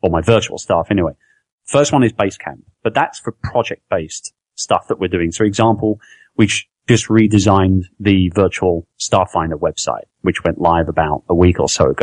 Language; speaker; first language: English; native; English